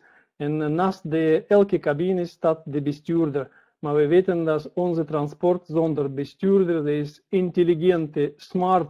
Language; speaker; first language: Dutch; non-native, learner; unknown